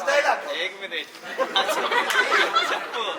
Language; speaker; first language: Telugu; non-native, learner; Hindi